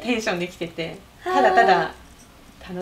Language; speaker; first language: Japanese; native; Japanese